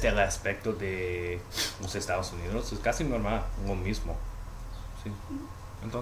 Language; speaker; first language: Spanish; non-native, learner; English